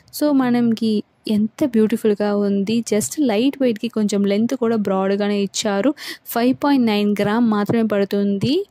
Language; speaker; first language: Telugu; non-native, local second language; Tamil